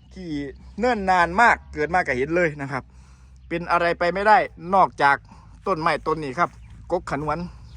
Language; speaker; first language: Thai; native; Thai